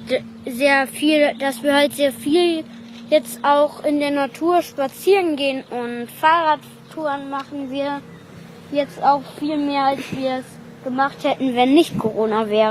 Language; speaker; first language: German; native; German